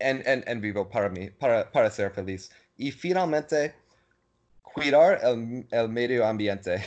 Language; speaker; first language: Spanish; non-native, learner; English